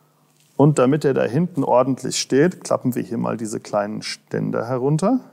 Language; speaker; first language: German; native; German